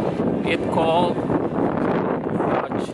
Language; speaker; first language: English; non-native, learner; Indonesian